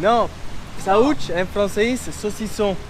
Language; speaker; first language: Portuguese; non-native, learner; French